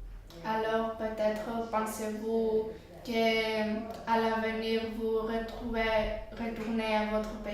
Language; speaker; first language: French; non-native, learner; Greek